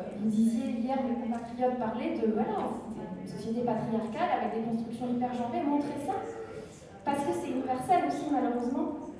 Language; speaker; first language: French; non-native, local second language; Kinyarwanda